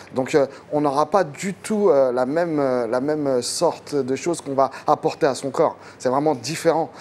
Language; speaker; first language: French; native; French